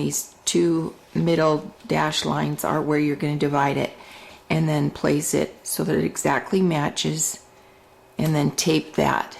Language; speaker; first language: English; native; English